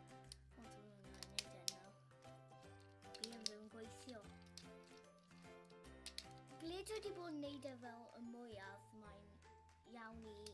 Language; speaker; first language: Welsh; non-native, local second language; English